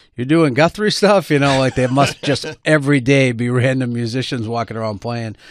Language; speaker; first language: English; native; English